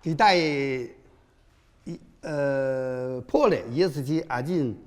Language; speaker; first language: Russian; non-native, learner; Chinese